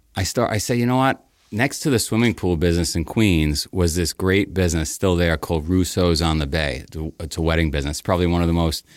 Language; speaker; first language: English; native; English